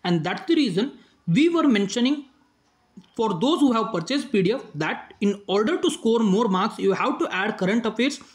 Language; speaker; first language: English; non-native, local second language; Kannada